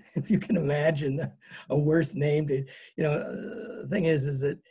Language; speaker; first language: English; native; English